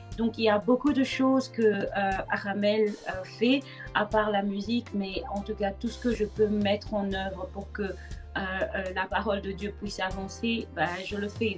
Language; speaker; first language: French; non-native, local second language; Lingala